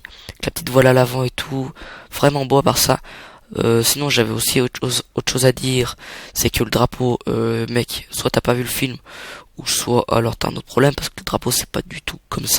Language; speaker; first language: French; native; French